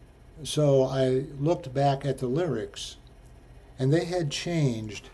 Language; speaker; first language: English; native; English